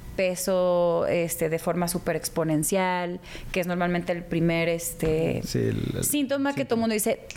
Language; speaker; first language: Spanish; native; Spanish